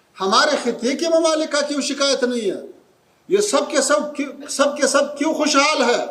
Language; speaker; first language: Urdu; non-native, fluent; Pashto